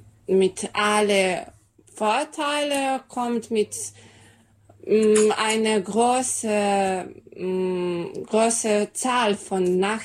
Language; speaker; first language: German; non-native, learner; Serbian